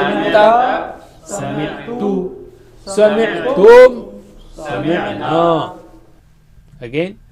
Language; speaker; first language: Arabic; non-native, fluent; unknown